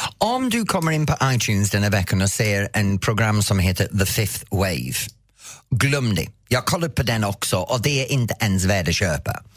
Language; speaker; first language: Swedish; non-native, fluent; English